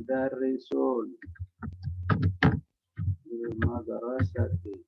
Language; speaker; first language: Arabic; non-native, fluent; Indonesian